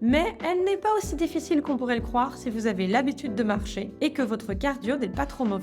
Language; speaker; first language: French; native; French